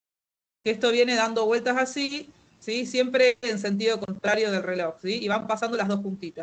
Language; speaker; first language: Spanish; native; Spanish